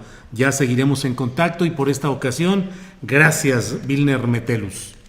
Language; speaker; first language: Spanish; native; Spanish